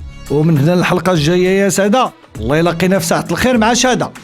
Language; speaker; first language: Arabic; native; Arabic